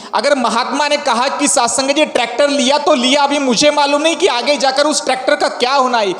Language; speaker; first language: Hindi; non-native, local second language; Marathi